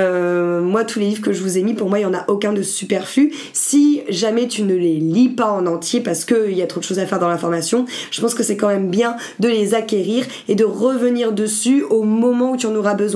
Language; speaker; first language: French; native; French